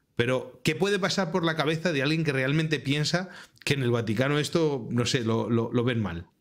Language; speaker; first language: Spanish; native; Spanish